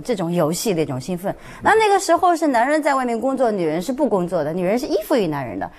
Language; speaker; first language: Chinese; native; Chinese